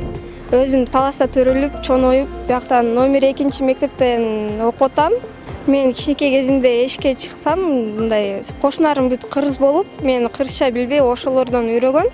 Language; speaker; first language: Kyrgyz; non-native, local second language; Russian